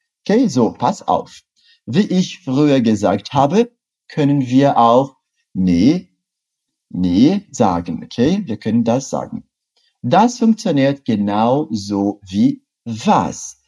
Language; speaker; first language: German; non-native, fluent; Portuguese